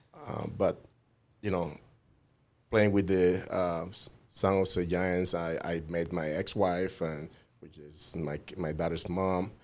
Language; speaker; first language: English; non-native, fluent; Spanish